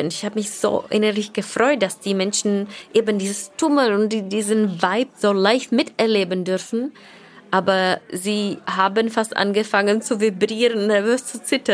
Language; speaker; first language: German; non-native, fluent; Czech